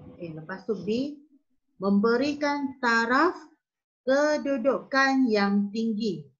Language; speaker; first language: Malay; native; Malay